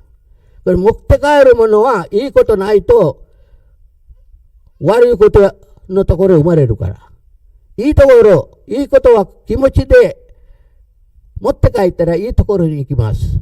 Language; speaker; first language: Japanese; non-native, learner; Sinhala